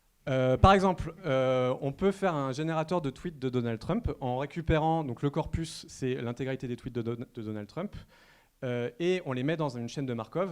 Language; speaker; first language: French; native; French